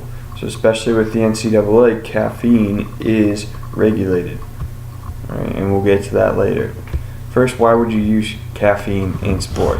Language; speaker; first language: English; native; English